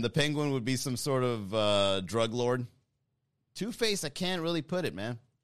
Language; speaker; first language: English; native; English